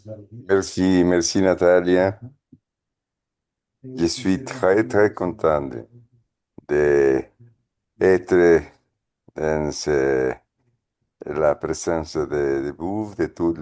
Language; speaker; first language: French; non-native, fluent; Spanish